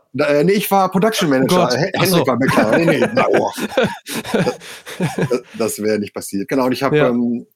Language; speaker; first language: German; native; German